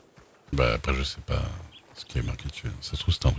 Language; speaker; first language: French; native; French